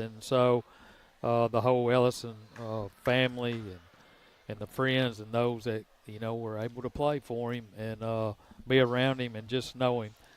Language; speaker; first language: English; native; English